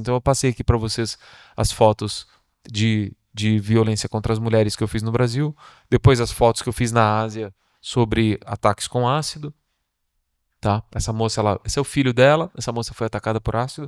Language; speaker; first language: Portuguese; native; Portuguese